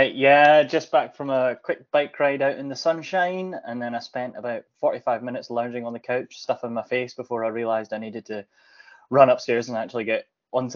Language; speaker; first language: English; native; English